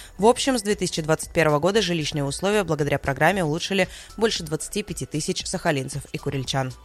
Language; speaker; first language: Russian; native; Russian